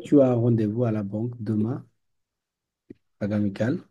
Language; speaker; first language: French; non-native, fluent; Bangla